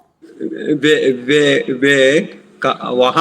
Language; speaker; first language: Hindi; non-native, learner; Telugu